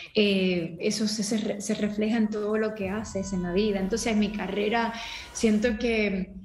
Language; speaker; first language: Spanish; early bilingual, heritage; Spanish